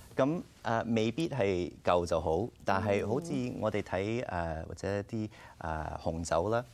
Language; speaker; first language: Cantonese; early bilingual, heritage; Cantonese